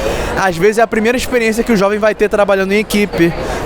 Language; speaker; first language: Portuguese; native; Portuguese